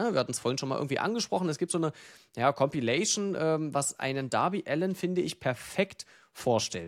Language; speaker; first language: German; native; German